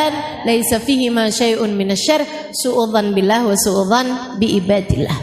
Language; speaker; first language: Indonesian; native; Indonesian